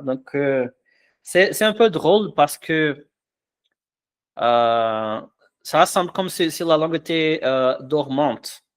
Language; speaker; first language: French; non-native, fluent; Portuguese